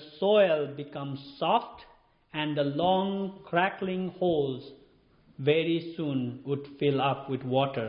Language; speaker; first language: English; non-native, local second language; Nepali